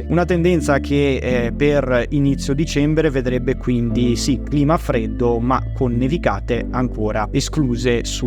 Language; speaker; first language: Italian; native; Italian